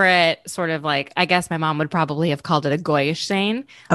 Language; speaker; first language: English; native; English